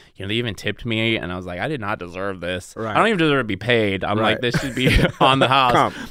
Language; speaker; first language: English; native; English